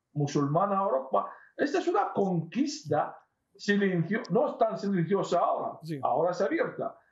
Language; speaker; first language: Spanish; non-native, fluent; Arabic